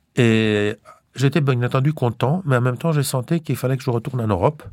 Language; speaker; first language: French; non-native, fluent; Greek